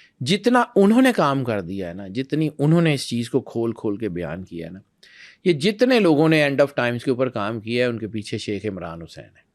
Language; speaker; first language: Urdu; non-native, local second language; Punjabi